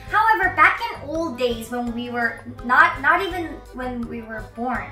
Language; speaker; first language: English; non-native, fluent; Korean